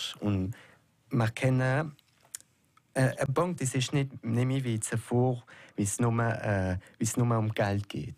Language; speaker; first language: German; non-native, local second language; French